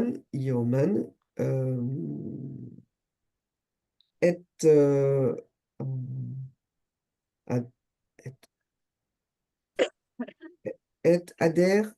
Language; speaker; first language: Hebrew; non-native, learner; French